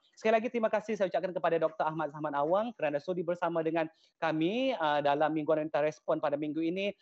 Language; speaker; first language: Malay; native; Malay